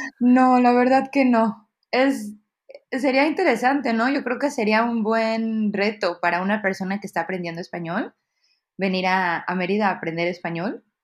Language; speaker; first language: Spanish; native; Spanish